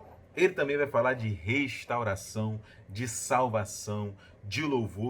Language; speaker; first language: Portuguese; native; Portuguese